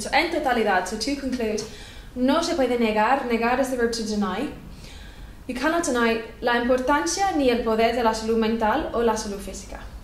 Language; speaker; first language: Spanish; non-native, fluent; English